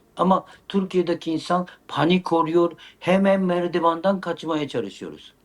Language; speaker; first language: Turkish; non-native, learner; Japanese